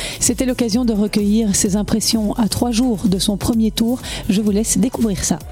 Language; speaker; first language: French; native; French